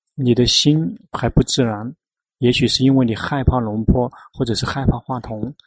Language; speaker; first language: Chinese; non-native, fluent; Thai